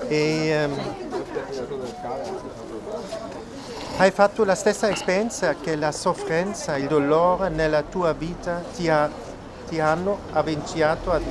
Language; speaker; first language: Italian; non-native, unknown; Croatian